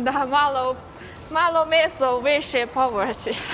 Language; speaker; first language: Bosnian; non-native, learner; Chinese